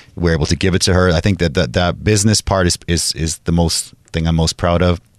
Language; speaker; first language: English; native; English